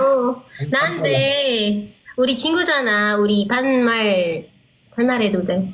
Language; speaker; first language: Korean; non-native, learner; Filipino